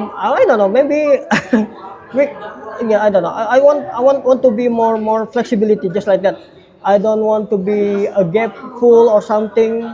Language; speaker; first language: English; non-native, learner; Indonesian